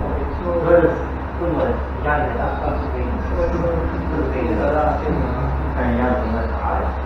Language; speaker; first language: Chinese; native; Chinese